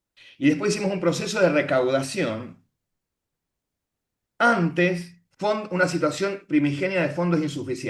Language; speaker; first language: Spanish; native; Spanish